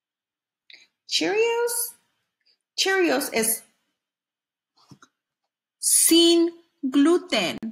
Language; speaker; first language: Spanish; non-native, fluent; English